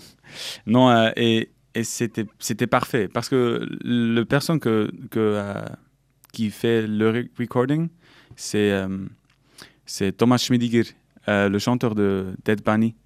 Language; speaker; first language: French; non-native, local second language; German